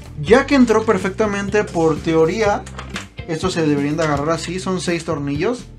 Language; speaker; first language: Spanish; native; Spanish